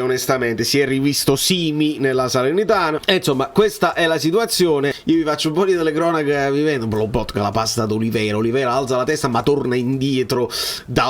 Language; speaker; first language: Italian; native; Italian